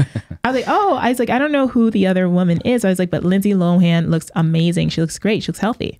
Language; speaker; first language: English; native; English